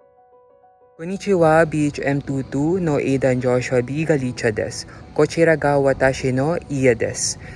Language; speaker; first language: Japanese; non-native, learner; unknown